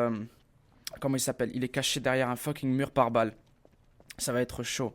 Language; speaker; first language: French; native; French